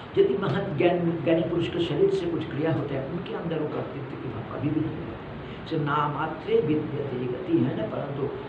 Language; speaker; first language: Hindi; non-native, local second language; Malayalam